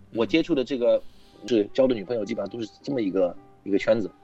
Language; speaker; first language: Chinese; native; Chinese